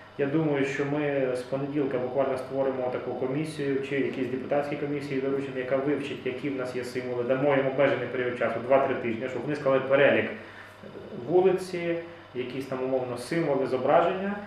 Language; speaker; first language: Ukrainian; native; Ukrainian